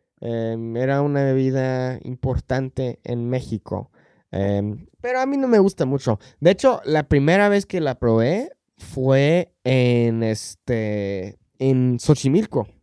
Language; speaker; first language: Spanish; non-native, fluent; English